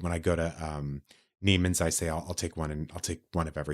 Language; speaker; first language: English; native; English